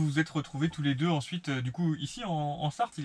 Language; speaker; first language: French; native; French